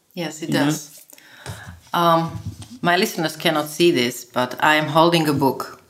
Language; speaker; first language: English; non-native, fluent; Slovak